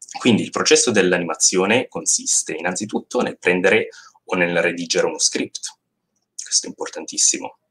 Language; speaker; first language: Italian; native; Italian